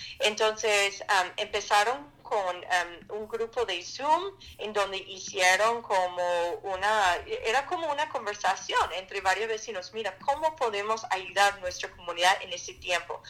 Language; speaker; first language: Spanish; non-native, fluent; English